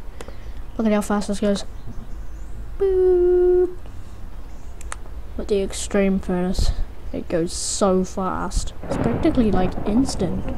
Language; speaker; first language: English; native; English